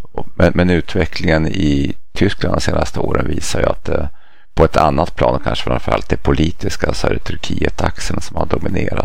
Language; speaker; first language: Swedish; native; Swedish